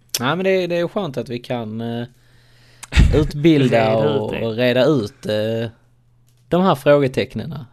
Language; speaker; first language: Swedish; native; Swedish